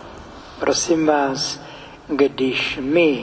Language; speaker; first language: Czech; native; Czech